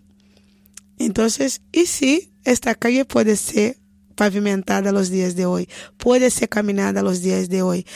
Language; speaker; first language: Spanish; non-native, fluent; Portuguese